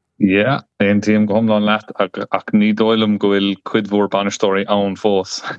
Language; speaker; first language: Irish; non-native, local second language; English